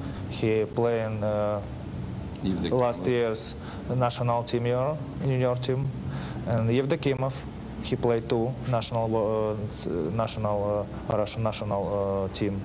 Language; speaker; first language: English; non-native, learner; Russian